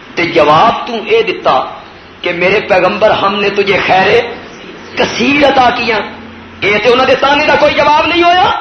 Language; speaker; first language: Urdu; non-native, local second language; Punjabi